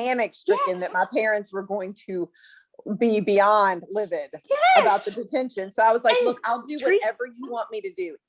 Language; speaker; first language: English; native; English